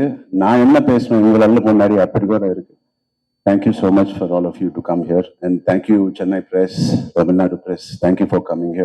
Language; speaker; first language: Tamil; non-native, local second language; Telugu